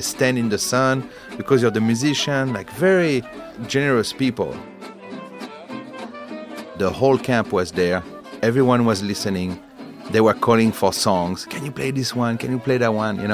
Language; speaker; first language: English; non-native, fluent; French